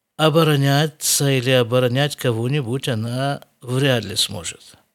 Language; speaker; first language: Russian; native; Russian